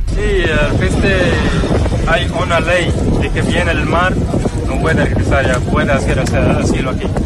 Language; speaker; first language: Spanish; non-native, learner; Arabic